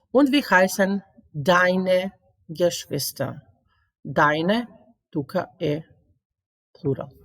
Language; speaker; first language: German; non-native, fluent; Macedonian